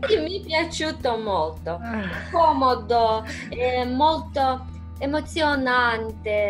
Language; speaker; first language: Italian; non-native, learner; Russian